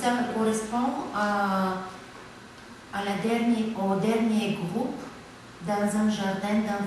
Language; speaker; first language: French; non-native, fluent; Bulgarian